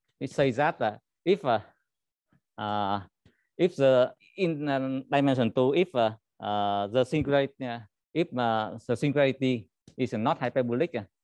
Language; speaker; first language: English; non-native, learner; Vietnamese